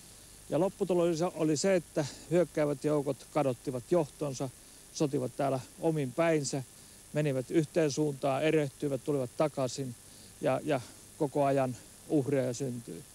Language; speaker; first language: Finnish; native; Finnish